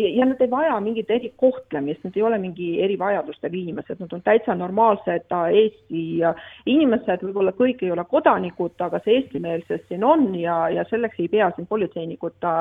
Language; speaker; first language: Estonian; non-native, local second language; Russian